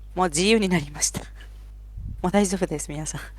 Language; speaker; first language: Japanese; non-native, fluent; Spanish